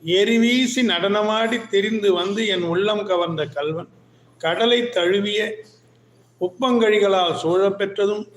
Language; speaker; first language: Tamil; native; Tamil